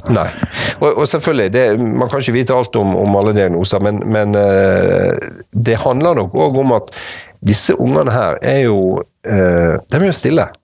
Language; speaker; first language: Norwegian; native; Norwegian